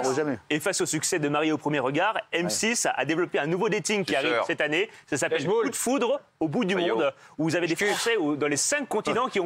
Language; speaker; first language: French; native; French